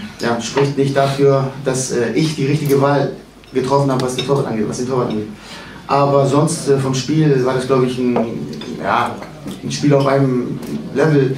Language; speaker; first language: German; native; German